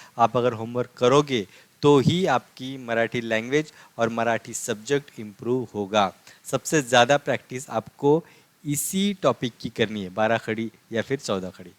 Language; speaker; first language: Hindi; non-native, local second language; Marathi